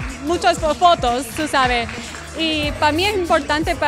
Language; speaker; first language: Spanish; early bilingual, heritage; English